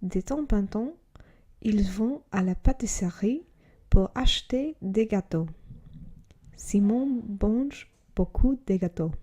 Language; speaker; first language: French; non-native, learner; English